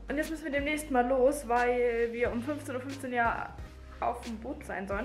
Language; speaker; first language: German; native; German